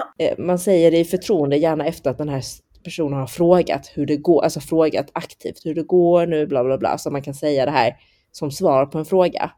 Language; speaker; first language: Swedish; early bilingual, other home language; Chinese